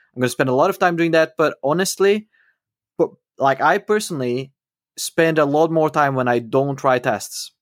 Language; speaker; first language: English; non-native, fluent; Portuguese